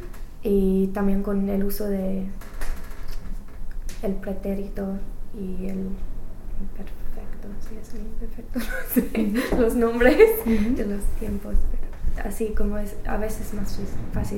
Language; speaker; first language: Spanish; non-native, learner; English